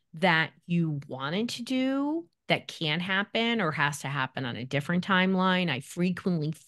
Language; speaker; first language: English; native; English